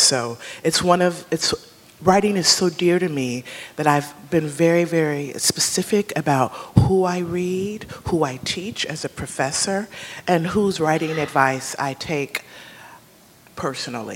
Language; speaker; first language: English; native; English